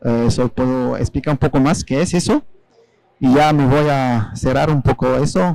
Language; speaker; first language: Spanish; non-native, fluent; French